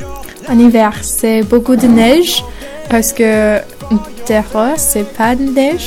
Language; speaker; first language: French; non-native, learner; English